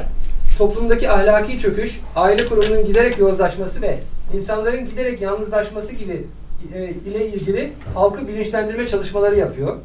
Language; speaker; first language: Turkish; native; Turkish